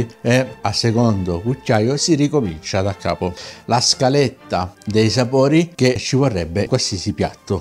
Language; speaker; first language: Italian; native; Italian